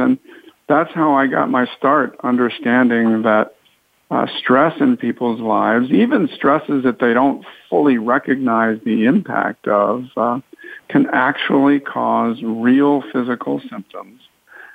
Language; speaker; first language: English; native; English